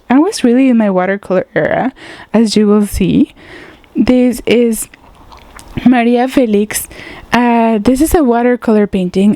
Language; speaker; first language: English; non-native, fluent; Spanish